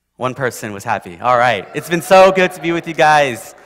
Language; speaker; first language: English; native; English